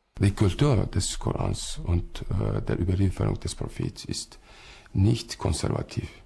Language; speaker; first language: German; non-native, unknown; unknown